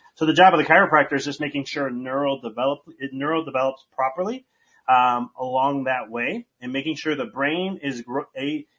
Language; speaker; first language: English; native; English